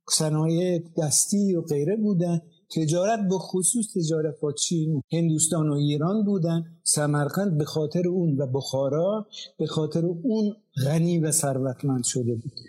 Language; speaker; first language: Persian; non-native, local second language; Azerbaijani